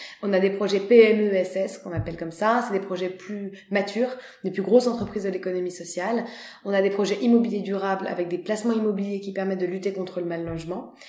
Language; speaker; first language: French; native; French